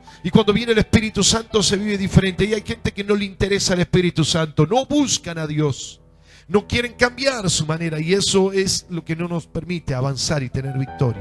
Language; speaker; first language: Spanish; native; Spanish